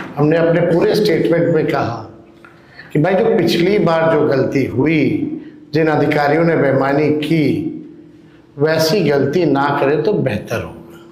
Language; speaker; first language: Hindi; native; Hindi